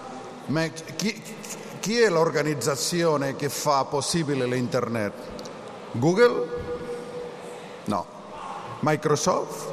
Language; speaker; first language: Italian; non-native, learner; Catalan